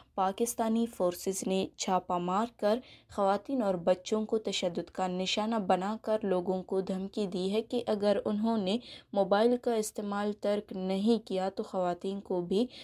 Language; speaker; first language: Urdu; non-native, local second language; Baluchi